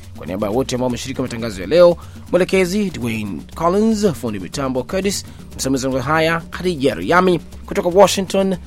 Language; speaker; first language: Swahili; native; Swahili